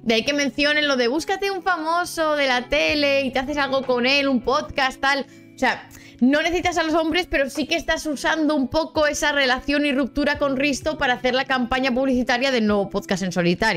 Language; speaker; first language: Spanish; native; Spanish